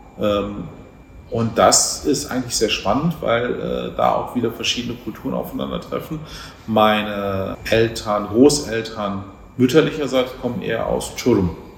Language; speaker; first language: German; early bilingual, other home language; Turkish